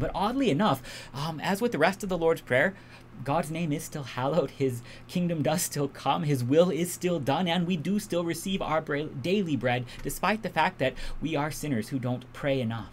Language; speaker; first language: English; native; English